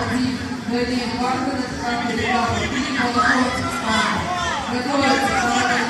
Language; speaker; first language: Russian; native; Russian